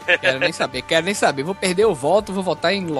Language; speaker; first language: Portuguese; native; Portuguese